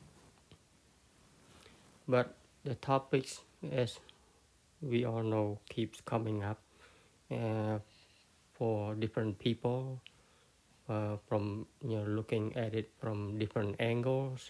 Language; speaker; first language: English; non-native, fluent; Khmer